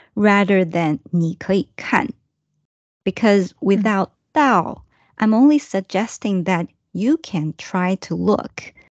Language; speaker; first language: English; non-native, fluent; Chinese